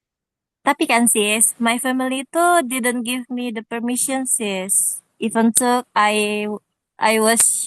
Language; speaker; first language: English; non-native, learner; Indonesian